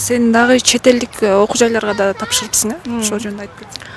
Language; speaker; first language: Kyrgyz; native; Kyrgyz